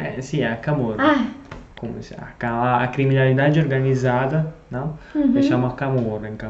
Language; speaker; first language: Portuguese; non-native, fluent; Italian